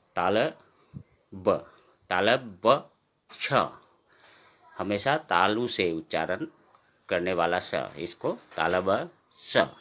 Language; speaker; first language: Hindi; non-native, local second language; Assamese